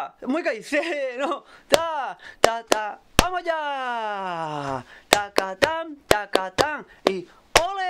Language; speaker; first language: Japanese; non-native, fluent; Spanish